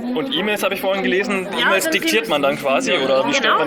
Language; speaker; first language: German; native; German